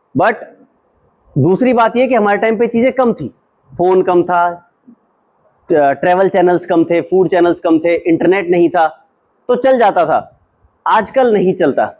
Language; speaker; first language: Hindi; native; Hindi